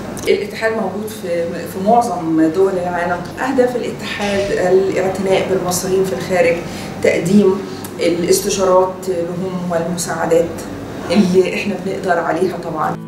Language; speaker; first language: Arabic; native; Arabic